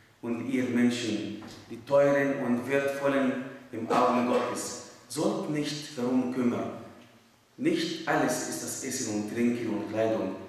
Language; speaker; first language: German; non-native, fluent; Arabic